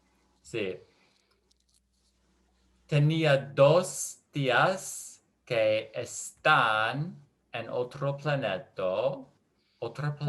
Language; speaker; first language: Spanish; non-native, learner; English